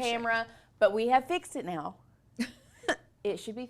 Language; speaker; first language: English; native; English